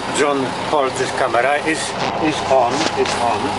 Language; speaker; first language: English; non-native, learner; Polish